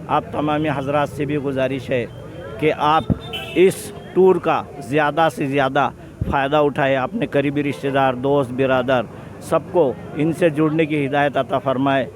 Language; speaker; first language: Urdu; native; Urdu